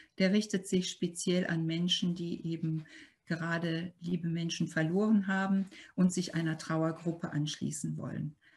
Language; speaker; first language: German; native; German